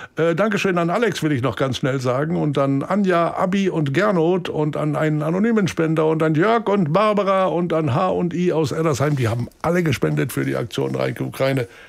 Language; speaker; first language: German; native; German